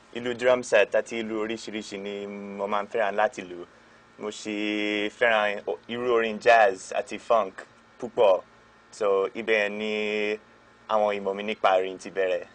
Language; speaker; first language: Yoruba; non-native, fluent; English